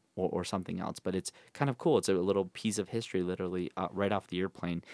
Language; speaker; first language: English; native; English